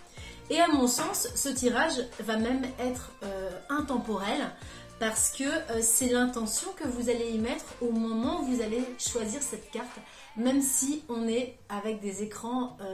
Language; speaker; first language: French; native; French